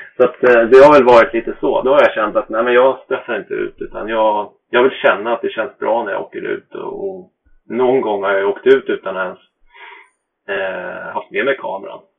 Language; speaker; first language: Swedish; native; Swedish